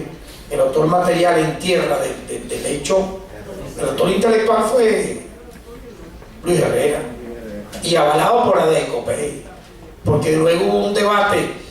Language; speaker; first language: Spanish; native; Spanish